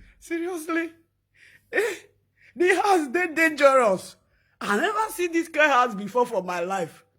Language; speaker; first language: Nigerian Pidgin; native; Nigerian Pidgin